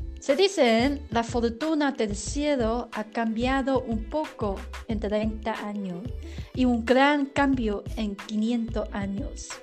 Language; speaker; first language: Spanish; non-native, learner; Chinese